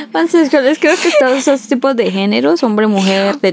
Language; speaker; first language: Spanish; native; Spanish